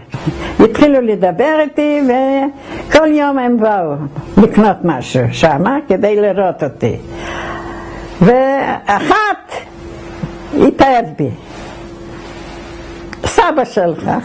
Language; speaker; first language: Hebrew; non-native, fluent; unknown